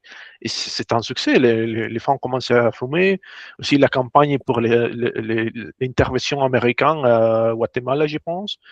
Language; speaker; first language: French; non-native, fluent; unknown